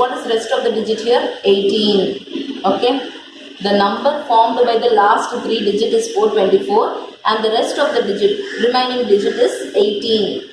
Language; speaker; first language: English; non-native, local second language; Tamil